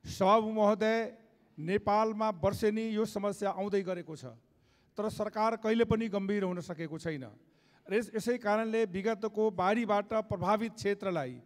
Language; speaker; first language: Nepali; non-native, local second language; Maithili